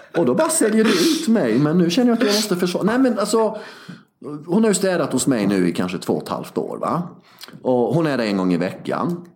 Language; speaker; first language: Swedish; early bilingual, other home language; Serbian